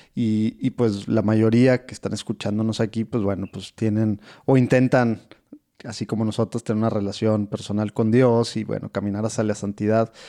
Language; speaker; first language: Spanish; native; Spanish